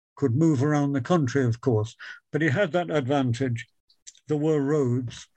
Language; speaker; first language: English; native; English